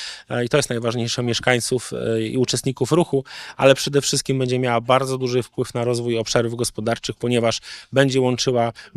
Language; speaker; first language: Polish; native; Polish